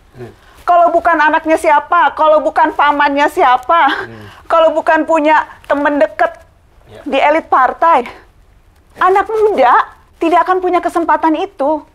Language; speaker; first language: Indonesian; native; Indonesian